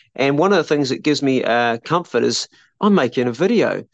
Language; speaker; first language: English; native; English